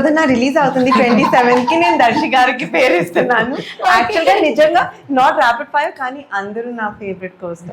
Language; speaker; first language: Telugu; non-native, local second language; Urdu